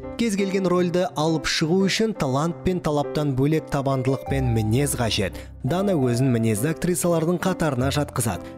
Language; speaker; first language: Kazakh; native; Kazakh